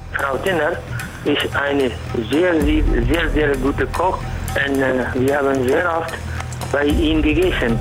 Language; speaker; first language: German; non-native, fluent; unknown